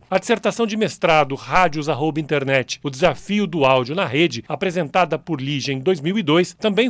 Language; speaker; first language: Portuguese; native; Portuguese